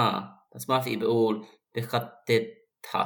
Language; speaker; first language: Arabic; non-native, fluent; English